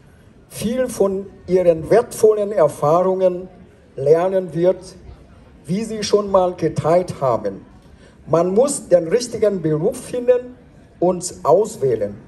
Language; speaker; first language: German; non-native, fluent; Vietnamese